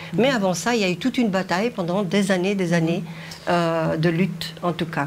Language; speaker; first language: French; early bilingual, other home language; Arabic